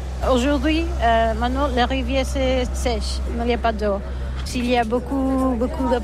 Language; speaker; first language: French; non-native, learner; Catalan